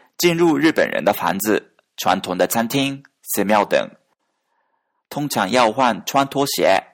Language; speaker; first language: Chinese; non-native, fluent; Japanese